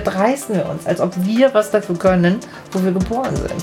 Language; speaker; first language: German; native; German